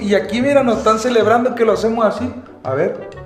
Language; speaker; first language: Spanish; native; Spanish